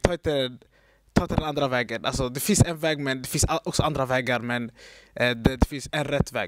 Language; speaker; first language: Swedish; early bilingual, other home language; Somali